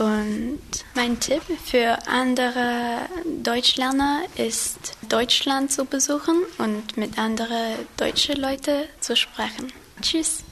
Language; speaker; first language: German; non-native, learner; English